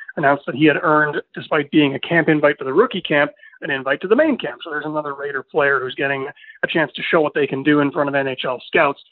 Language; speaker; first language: English; native; English